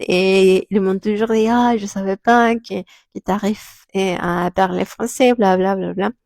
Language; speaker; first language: French; non-native, fluent; Spanish